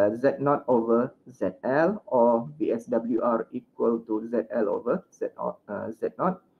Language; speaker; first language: English; non-native, local second language; Malay